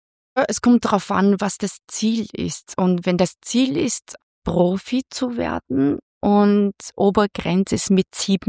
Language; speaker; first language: German; non-native, fluent; Chinese